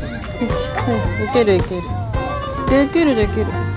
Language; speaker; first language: Japanese; native; Japanese